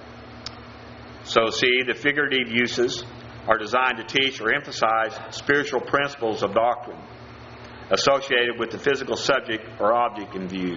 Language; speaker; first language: English; native; English